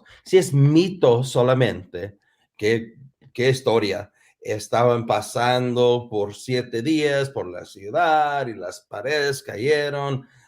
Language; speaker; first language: Spanish; non-native, fluent; English